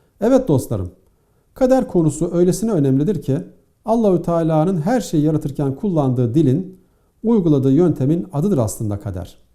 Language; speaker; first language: Turkish; native; Turkish